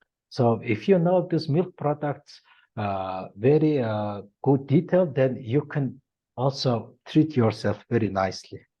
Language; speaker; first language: English; non-native, learner; Mongolian